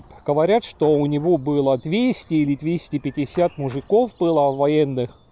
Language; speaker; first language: Russian; non-native, local second language; Estonian